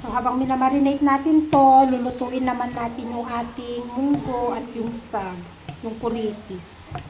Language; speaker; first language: Filipino; native; Filipino